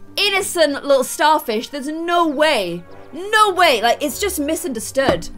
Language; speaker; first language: English; native; English